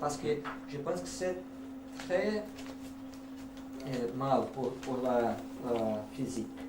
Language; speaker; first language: French; non-native, learner; Portuguese